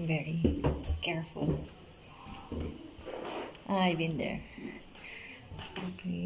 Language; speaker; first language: English; non-native, fluent; Filipino